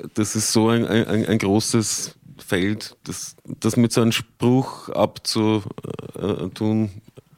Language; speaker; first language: German; native; German